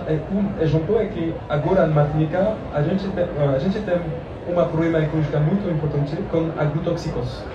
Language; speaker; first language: Portuguese; non-native, learner; French